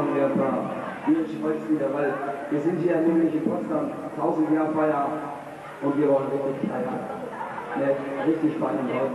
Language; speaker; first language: German; non-native, fluent; English